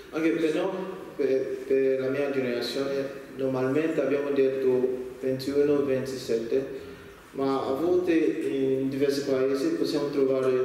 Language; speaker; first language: Italian; non-native, learner; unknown